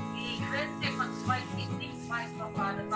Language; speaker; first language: German; non-native, fluent; Filipino